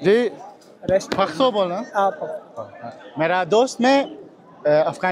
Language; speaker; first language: Hindi; early bilingual, heritage; English